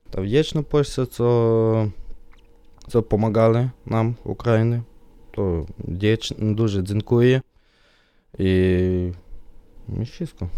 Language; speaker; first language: Polish; non-native, learner; Ukrainian